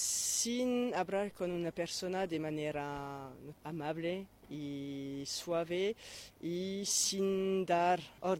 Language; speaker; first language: Spanish; non-native, fluent; French